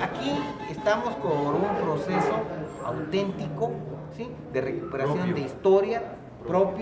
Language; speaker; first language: Spanish; native; Spanish